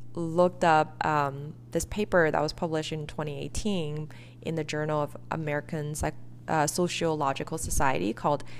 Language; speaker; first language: English; early bilingual, other home language; Chinese